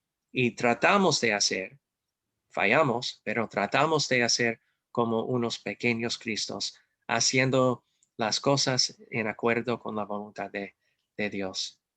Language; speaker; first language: Spanish; non-native, fluent; English